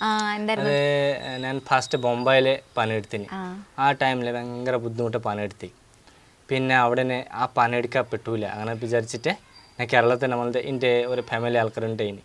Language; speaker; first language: Malayalam; non-native, local second language; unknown